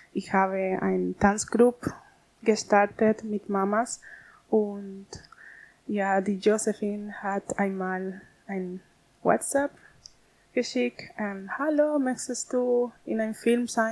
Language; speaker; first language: German; non-native, learner; Spanish